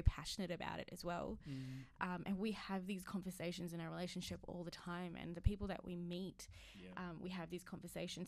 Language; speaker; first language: English; native; English